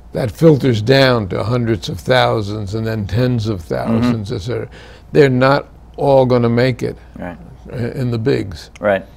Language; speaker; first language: English; native; English